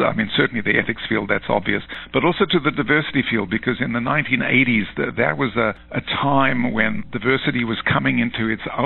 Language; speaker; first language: English; native; English